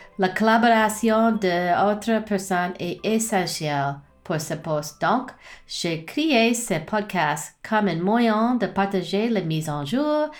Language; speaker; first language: French; non-native, learner; English